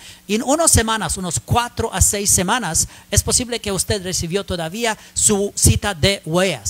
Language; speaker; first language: Spanish; non-native, learner; English